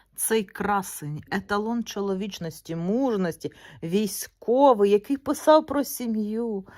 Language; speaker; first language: Ukrainian; non-native, local second language; Russian